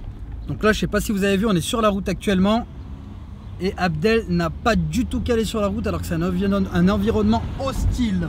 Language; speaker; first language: French; native; French